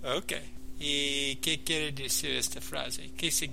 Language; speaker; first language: Spanish; non-native, learner; English